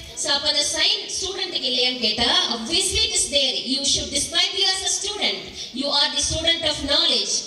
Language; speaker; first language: English; non-native, local second language; Tamil